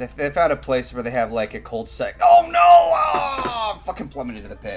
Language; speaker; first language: English; native; English